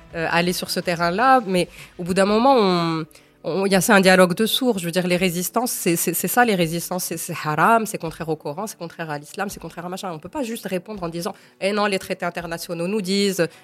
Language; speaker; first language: French; non-native, local second language; Arabic